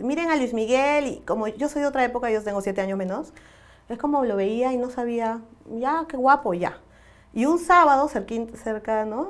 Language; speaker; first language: Spanish; native; Spanish